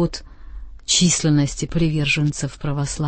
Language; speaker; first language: Russian; native; Russian